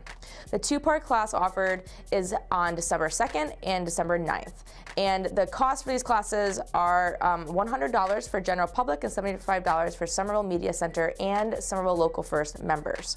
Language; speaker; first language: English; native; English